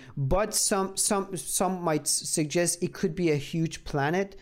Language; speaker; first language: English; non-native, fluent; Persian